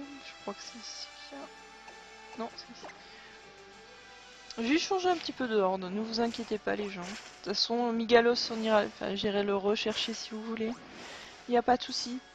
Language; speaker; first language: French; native; French